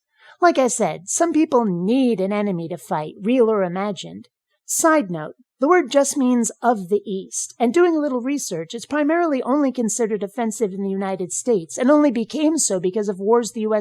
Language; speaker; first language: English; native; English